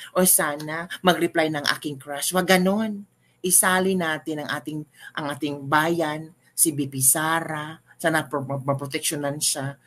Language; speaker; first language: Filipino; non-native, local second language; Cebuano